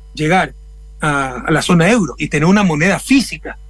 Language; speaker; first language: Spanish; native; Spanish